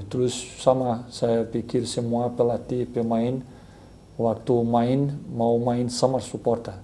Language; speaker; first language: Indonesian; non-native, learner; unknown